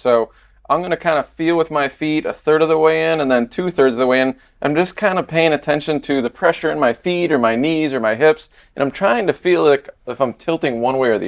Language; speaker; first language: English; native; English